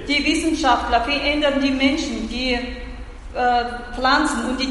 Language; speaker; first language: German; non-native, fluent; Russian